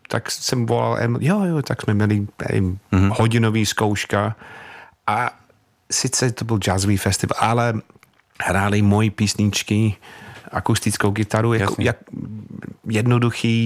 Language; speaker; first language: Czech; non-native, fluent; English